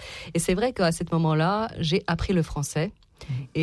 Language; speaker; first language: French; non-native, fluent; Serbian